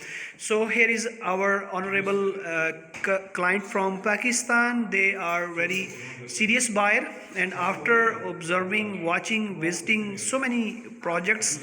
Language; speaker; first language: English; non-native, local second language; Urdu